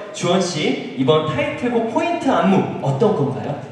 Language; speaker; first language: Korean; native; Korean